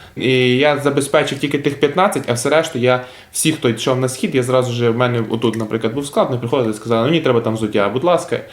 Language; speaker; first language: Ukrainian; native; Ukrainian